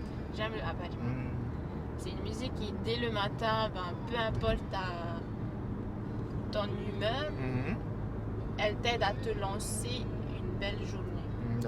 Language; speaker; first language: French; native; French